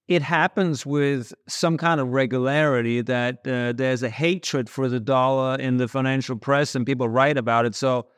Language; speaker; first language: English; non-native, fluent; Danish